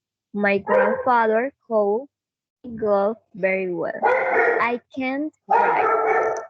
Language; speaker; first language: English; non-native, learner; Spanish